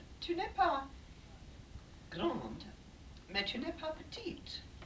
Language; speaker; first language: French; non-native, learner; English